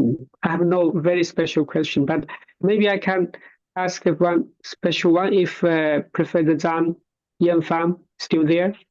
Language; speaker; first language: English; non-native, learner; Chinese